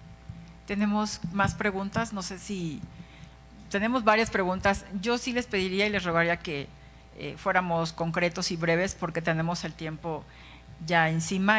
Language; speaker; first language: Spanish; native; Spanish